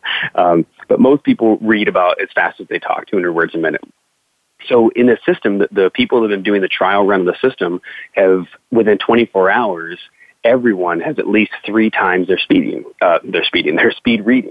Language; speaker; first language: English; native; English